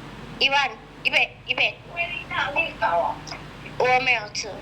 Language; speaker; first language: Chinese; non-native, learner; Indonesian